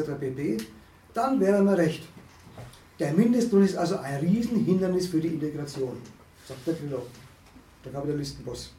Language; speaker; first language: German; native; German